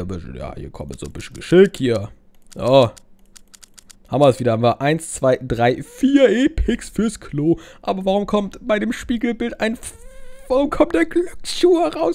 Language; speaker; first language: German; native; German